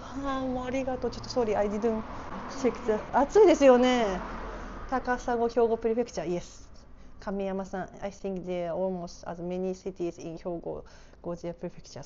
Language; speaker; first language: Japanese; native; Japanese